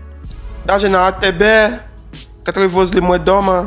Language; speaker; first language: Russian; non-native, learner; Arabic